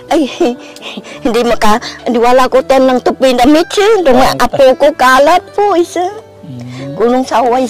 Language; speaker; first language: Filipino; non-native, learner; Vietnamese